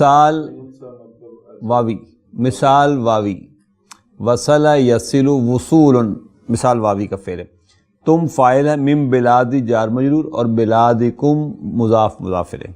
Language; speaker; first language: Urdu; native; Urdu